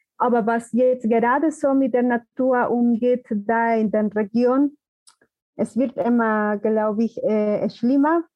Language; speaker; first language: German; non-native, fluent; Spanish